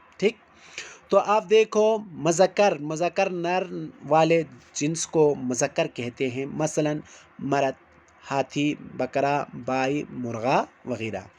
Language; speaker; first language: Urdu; non-native, local second language; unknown